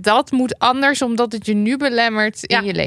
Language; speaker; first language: Dutch; native; Dutch